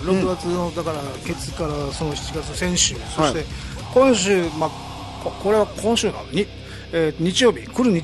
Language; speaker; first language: Japanese; native; Japanese